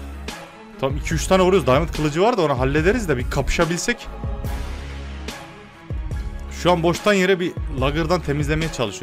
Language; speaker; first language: Turkish; native; Turkish